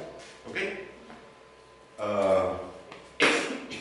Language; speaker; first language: French; non-native, learner; Spanish